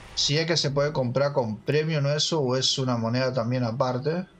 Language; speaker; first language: Spanish; native; Spanish